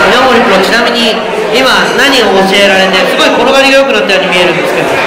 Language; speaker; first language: Japanese; native; Japanese